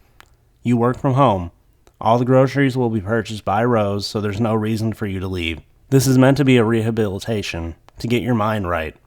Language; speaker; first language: English; native; English